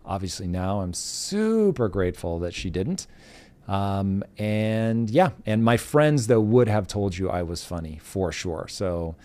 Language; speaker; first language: English; native; English